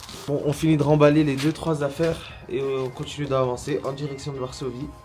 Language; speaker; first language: French; native; French